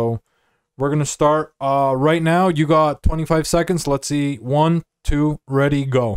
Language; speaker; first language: English; native; English